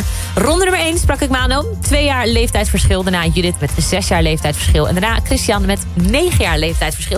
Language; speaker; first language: Dutch; native; Dutch